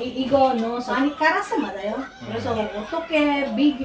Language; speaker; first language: Korean; non-native, learner; Filipino